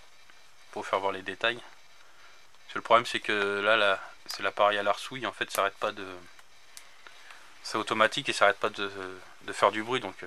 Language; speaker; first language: French; native; French